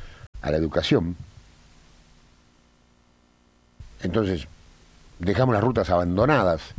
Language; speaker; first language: Spanish; native; Spanish